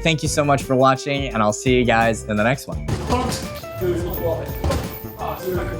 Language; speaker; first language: English; native; English